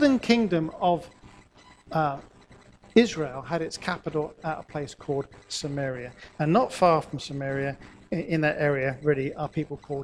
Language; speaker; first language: English; native; English